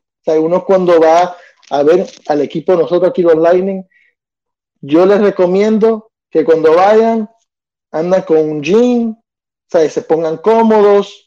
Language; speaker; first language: Spanish; early bilingual, other home language; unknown